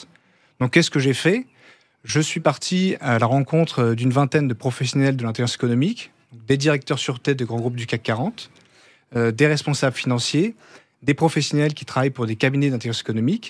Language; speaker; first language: French; native; French